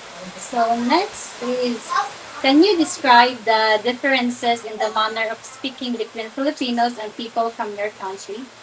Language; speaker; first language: English; non-native, local second language; Cebuano